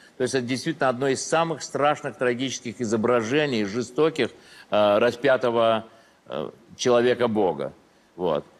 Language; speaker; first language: Russian; early bilingual, heritage; Russian